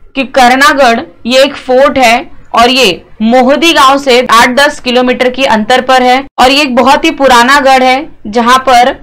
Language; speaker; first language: Hindi; non-native, local second language; Marathi